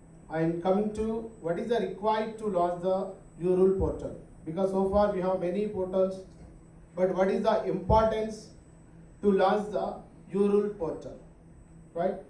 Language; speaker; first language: English; non-native, local second language; Telugu